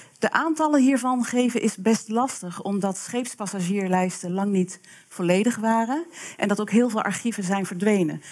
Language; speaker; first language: Dutch; native; Dutch